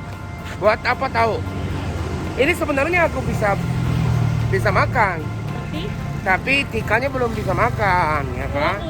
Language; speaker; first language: Indonesian; non-native, fluent; Japanese